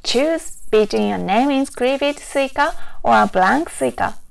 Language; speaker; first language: English; non-native, fluent; Japanese